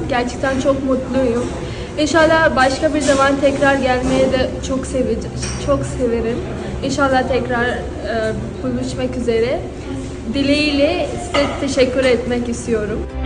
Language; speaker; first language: Turkish; non-native, learner; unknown